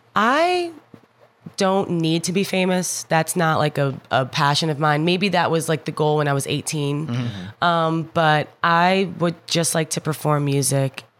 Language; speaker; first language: English; native; English